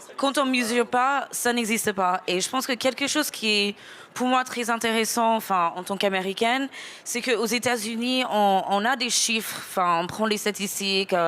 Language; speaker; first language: French; non-native, fluent; English